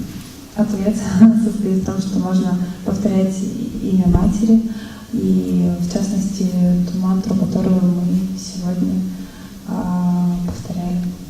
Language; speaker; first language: Russian; native; Russian